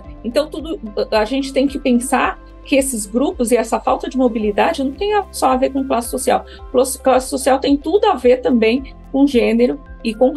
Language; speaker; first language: Portuguese; native; Portuguese